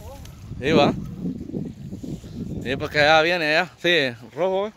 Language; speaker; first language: Spanish; native; Spanish